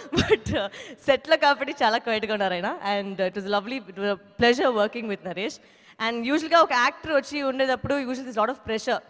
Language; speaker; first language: Telugu; non-native, fluent; Tamil